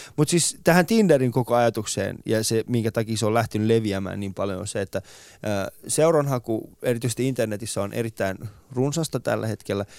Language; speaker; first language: Finnish; early bilingual, other home language; Persian